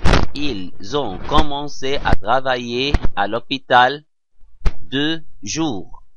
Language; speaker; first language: French; non-native, fluent; Arabic